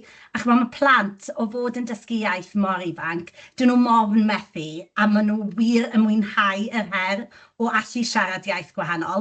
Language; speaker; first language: Welsh; native; Welsh